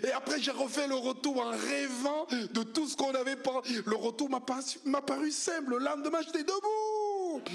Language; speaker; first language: French; native; French